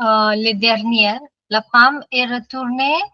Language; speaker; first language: French; non-native, fluent; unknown